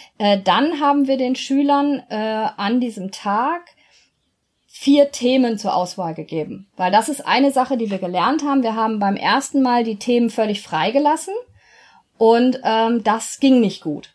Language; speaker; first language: German; native; German